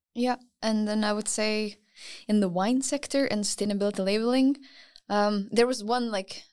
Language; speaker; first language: English; non-native, fluent; Lithuanian